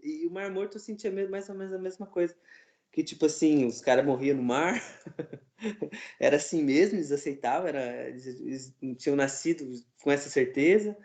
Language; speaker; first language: Portuguese; non-native, fluent; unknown